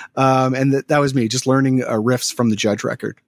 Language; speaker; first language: English; native; English